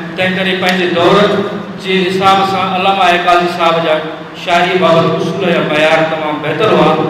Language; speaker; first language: Sindhi; native; Sindhi